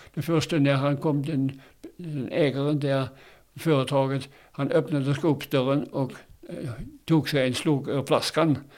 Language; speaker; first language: Swedish; non-native, fluent; German